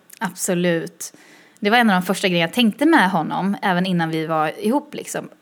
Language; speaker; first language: Swedish; early bilingual, other home language; Chinese